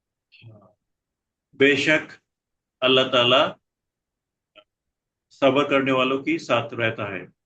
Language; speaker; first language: Hindi; non-native, learner; Bangla